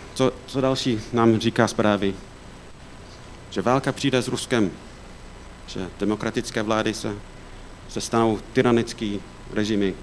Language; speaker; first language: Czech; non-native, fluent; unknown